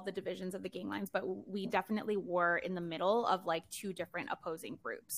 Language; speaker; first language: English; early bilingual, other home language; Spanish